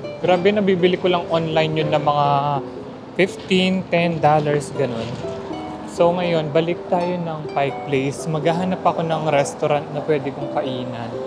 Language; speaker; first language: Filipino; native; Filipino